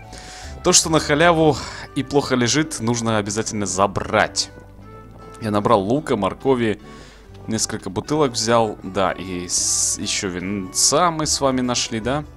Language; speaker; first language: Russian; native; Russian